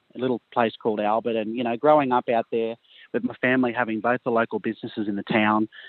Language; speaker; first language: English; native; English